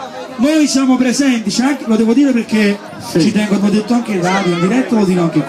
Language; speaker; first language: Italian; native; Italian